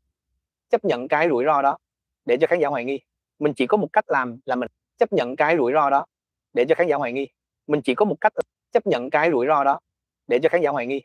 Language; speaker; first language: Vietnamese; native; Vietnamese